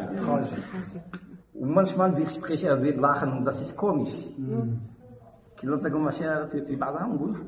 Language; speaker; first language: German; non-native, learner; French